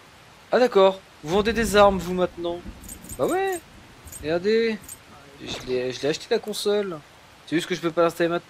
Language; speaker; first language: French; native; French